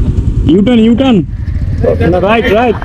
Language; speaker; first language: Hindi; non-native, learner; Bangla